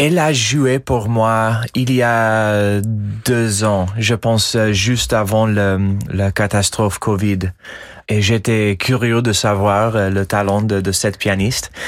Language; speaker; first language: French; non-native, fluent; English